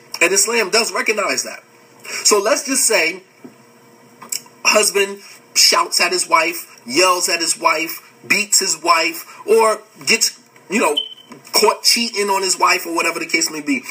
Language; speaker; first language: English; native; English